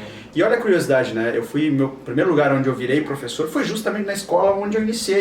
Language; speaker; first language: Portuguese; native; Portuguese